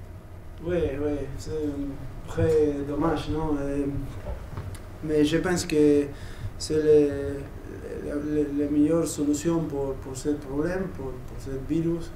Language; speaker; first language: French; non-native, learner; Spanish